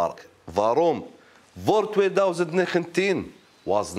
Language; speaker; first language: Dutch; non-native, learner; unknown